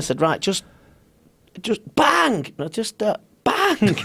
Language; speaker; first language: English; native; English